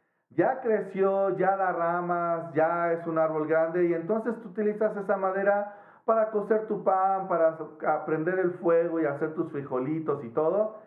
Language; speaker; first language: Spanish; native; Spanish